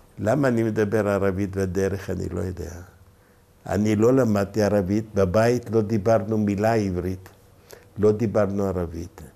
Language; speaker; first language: Hebrew; non-native, local second language; Ladino